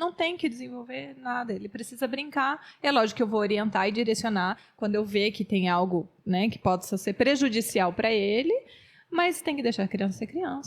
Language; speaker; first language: Portuguese; native; Portuguese